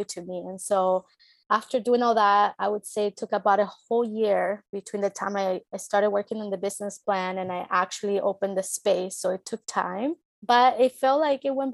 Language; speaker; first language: English; early bilingual, other home language; Spanish